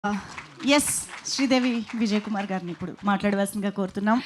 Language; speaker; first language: Telugu; native; Telugu